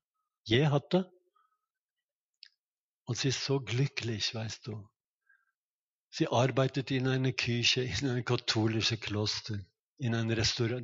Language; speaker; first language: German; non-native, fluent; Norwegian